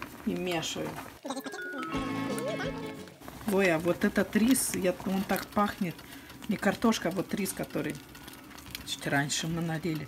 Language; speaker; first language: Russian; non-native, fluent; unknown